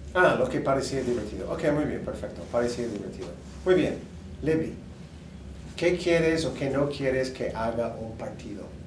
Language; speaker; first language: Spanish; non-native, fluent; English